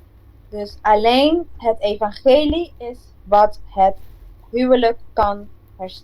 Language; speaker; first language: Dutch; non-native, local second language; Papiamento